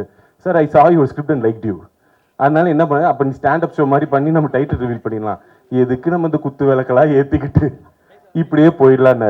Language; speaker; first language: Tamil; native; Tamil